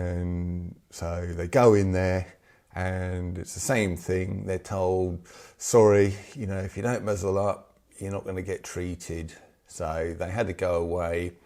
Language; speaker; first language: English; native; English